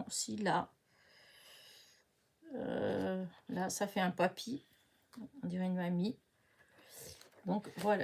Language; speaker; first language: French; native; French